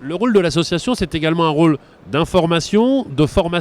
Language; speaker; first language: French; native; French